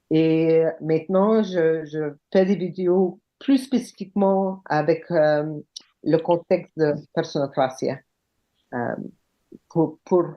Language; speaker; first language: French; non-native, local second language; English